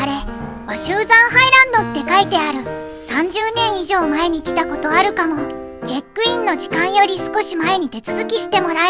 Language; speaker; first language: Japanese; native; Japanese